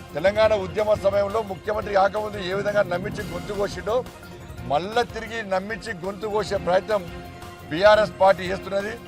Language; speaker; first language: Telugu; native; Telugu